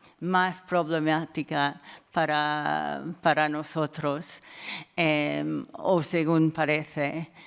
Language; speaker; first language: Spanish; non-native, fluent; English